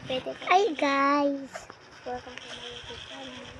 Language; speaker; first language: English; non-native, local second language; Filipino